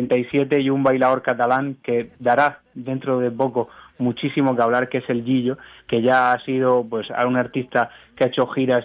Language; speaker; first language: Spanish; native; Spanish